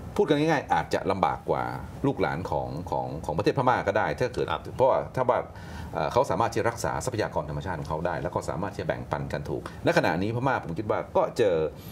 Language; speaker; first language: Thai; native; Thai